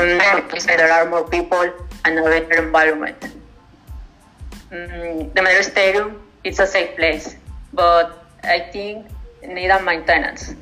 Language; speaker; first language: English; non-native, learner; Spanish